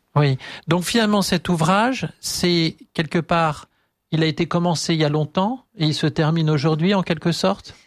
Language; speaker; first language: French; native; French